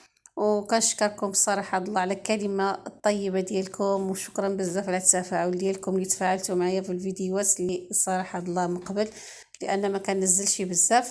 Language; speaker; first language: Arabic; native; Arabic